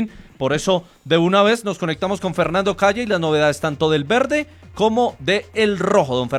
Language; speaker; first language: Spanish; native; Spanish